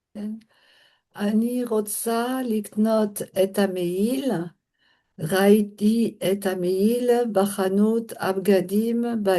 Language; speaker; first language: Hebrew; non-native, learner; French